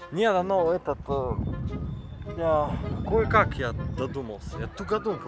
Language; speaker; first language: Russian; native; Russian